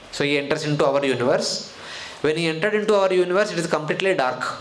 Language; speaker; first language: English; non-native, local second language; Telugu